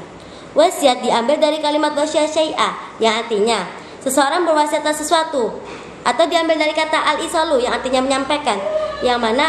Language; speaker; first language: Indonesian; native; Indonesian